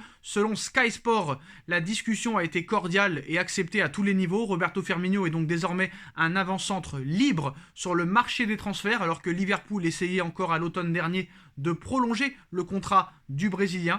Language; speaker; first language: French; native; French